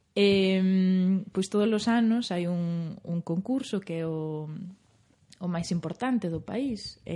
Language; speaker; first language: Galician; native; Galician